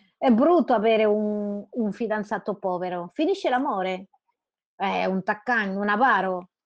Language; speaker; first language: Italian; non-native, fluent; Spanish